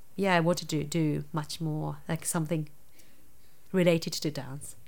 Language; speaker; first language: English; non-native, fluent; Japanese